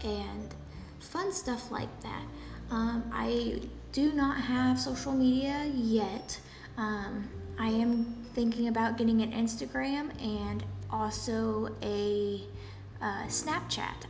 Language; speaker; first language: English; non-native, fluent; Polish